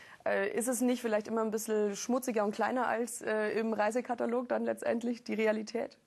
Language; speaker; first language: German; native; German